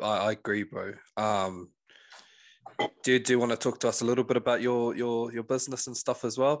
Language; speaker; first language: English; native; English